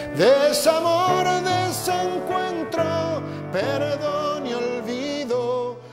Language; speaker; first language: Spanish; native; Spanish